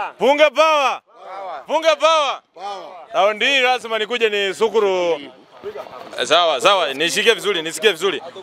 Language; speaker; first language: Swahili; non-native, local second language; Gusii